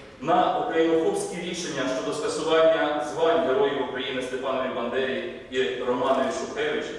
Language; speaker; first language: Ukrainian; native; Ukrainian